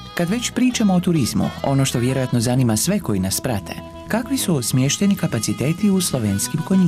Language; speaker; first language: Croatian; native; Croatian